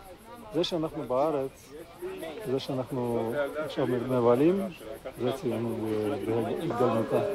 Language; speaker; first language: Hebrew; non-native, fluent; Russian